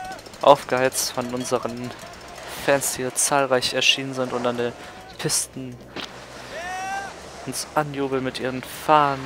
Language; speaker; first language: German; native; German